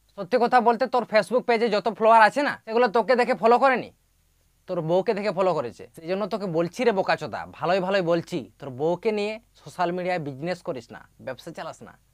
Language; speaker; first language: Bangla; non-native, local second language; Santali